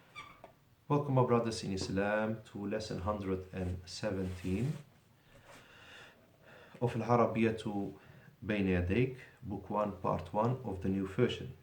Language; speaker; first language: English; non-native, fluent; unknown